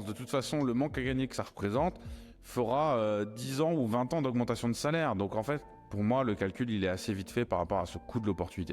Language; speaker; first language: French; native; French